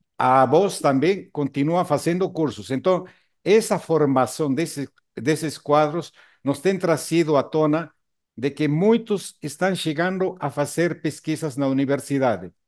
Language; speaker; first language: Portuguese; non-native, fluent; Spanish